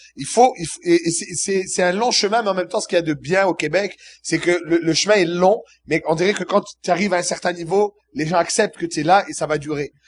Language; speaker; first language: French; early bilingual, other home language; Arabic